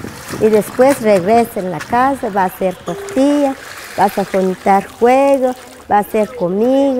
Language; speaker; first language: Spanish; non-native, local second language; Kaqchikel